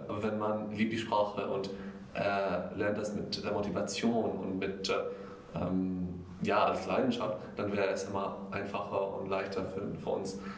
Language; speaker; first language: German; non-native, fluent; Arabic